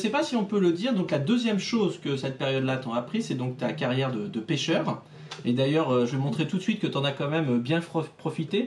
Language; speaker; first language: French; native; French